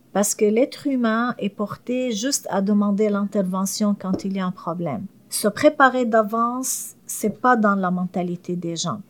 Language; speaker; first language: French; non-native, fluent; Arabic